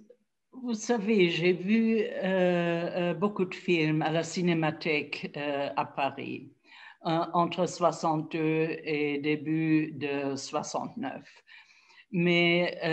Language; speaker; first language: French; non-native, fluent; German